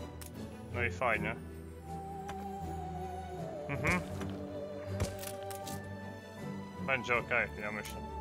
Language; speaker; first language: Polish; native; Polish